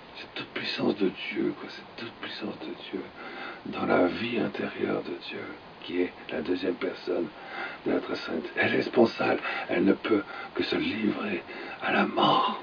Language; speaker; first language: French; native; French